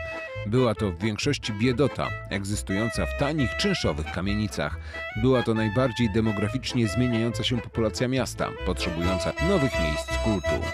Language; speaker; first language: Polish; native; Polish